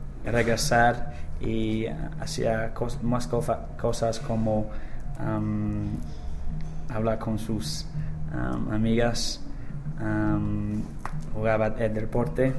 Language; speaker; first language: Spanish; non-native, learner; English